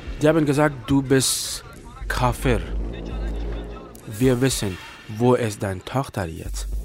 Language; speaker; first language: German; non-native, learner; Persian